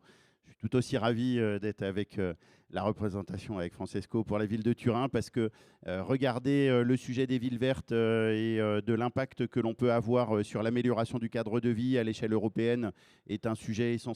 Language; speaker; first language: French; native; French